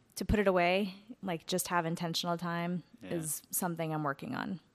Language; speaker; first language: English; native; English